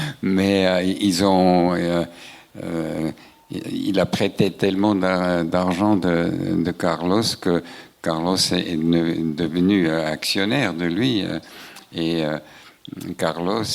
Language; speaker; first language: French; non-native, local second language; German